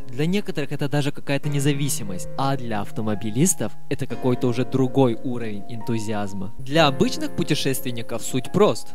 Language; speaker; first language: Russian; non-native, fluent; Turkish